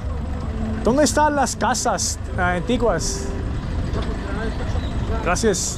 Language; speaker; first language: Spanish; non-native, learner; English